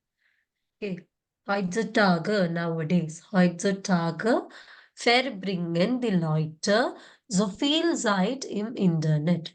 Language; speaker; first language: German; non-native, fluent; Malayalam